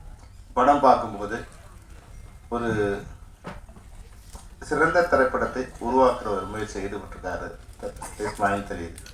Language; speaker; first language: Tamil; native; Tamil